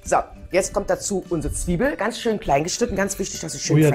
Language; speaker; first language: German; native; German